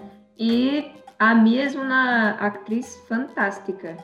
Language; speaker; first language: Spanish; non-native, learner; Portuguese